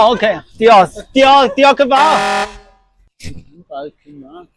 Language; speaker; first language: Welsh; non-native, learner; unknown